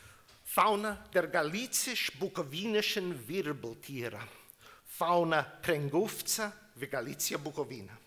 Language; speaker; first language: Polish; non-native, learner; English